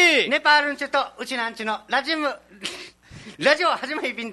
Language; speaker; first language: Japanese; native; Japanese